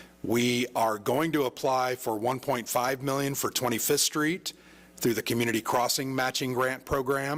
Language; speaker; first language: English; native; English